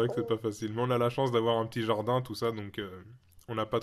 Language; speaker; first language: French; native; French